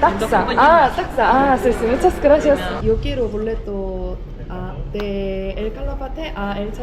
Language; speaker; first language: Spanish; non-native, learner; Korean